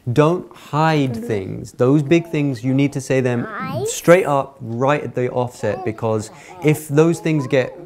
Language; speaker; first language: English; native; English